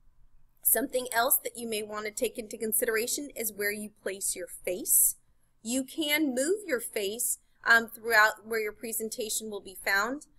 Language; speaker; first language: English; native; English